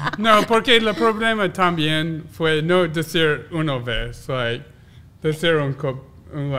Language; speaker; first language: Spanish; non-native, learner; English